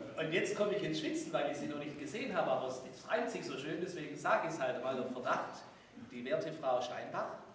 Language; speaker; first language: German; native; German